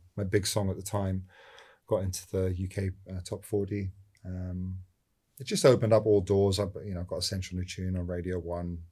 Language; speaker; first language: English; native; English